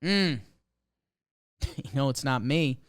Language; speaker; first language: English; native; English